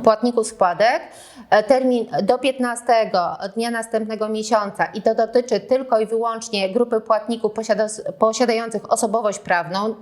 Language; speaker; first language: Polish; native; Polish